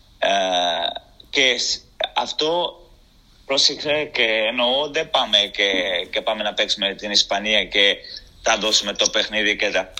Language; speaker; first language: Greek; non-native, fluent; Portuguese